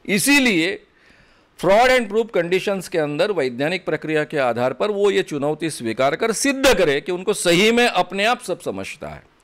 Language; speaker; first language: Hindi; non-native, local second language; Marathi